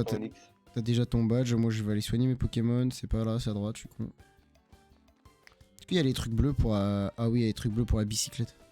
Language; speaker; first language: French; native; French